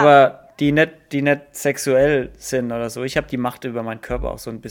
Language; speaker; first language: German; native; German